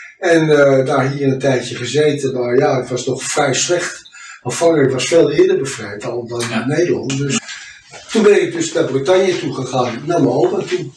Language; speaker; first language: Dutch; early bilingual, other home language; French